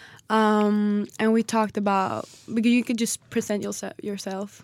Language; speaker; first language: English; non-native, fluent; Swedish